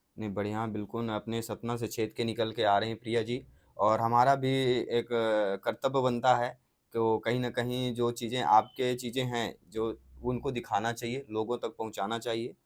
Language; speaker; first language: Hindi; native; Hindi